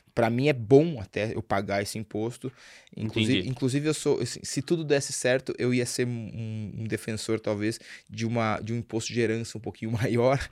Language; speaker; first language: Portuguese; native; Portuguese